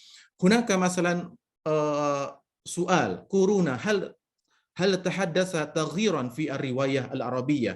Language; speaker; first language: Arabic; non-native, fluent; Indonesian